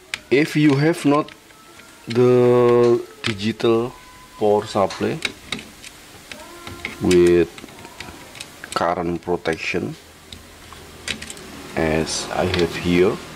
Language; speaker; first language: English; non-native, learner; Javanese